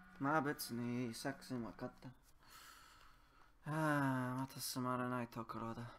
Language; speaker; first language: Japanese; non-native, learner; English